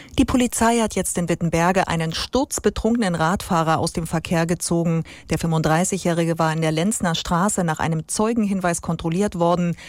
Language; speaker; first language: German; native; German